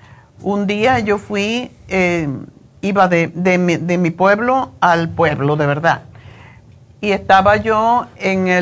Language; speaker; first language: Spanish; native; Spanish